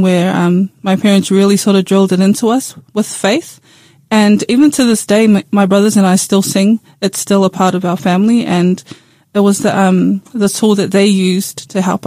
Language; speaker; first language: English; native; English